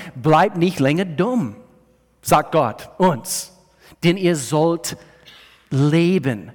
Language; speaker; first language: German; non-native, fluent; English